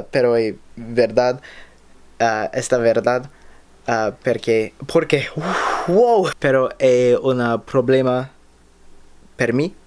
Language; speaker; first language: Spanish; non-native, learner; English